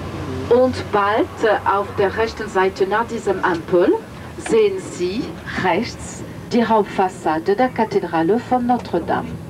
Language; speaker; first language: German; non-native, fluent; French